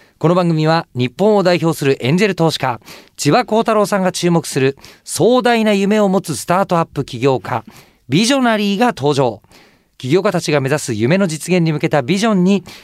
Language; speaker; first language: Japanese; native; Japanese